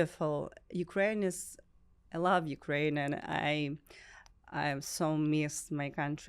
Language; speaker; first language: English; non-native, learner; Ukrainian